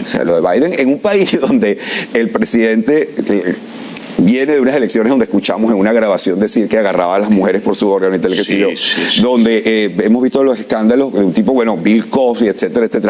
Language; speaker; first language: Spanish; native; Spanish